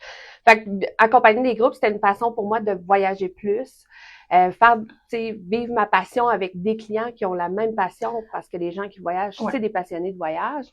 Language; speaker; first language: French; native; French